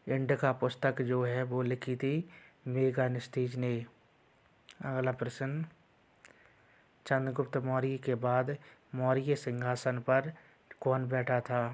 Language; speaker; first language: Hindi; native; Hindi